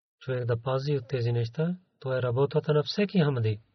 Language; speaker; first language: Bulgarian; non-native, learner; Urdu